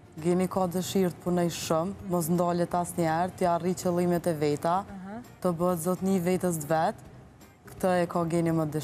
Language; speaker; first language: Albanian; native; Albanian